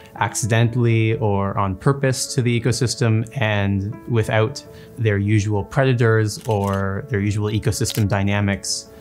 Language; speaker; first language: English; native; English